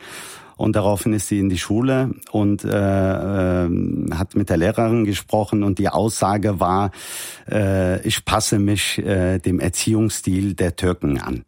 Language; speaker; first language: German; early bilingual, heritage; Turkish